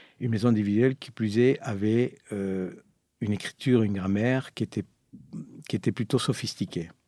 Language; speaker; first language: French; non-native, fluent; Spanish